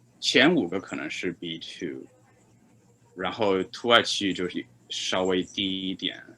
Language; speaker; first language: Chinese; native; Chinese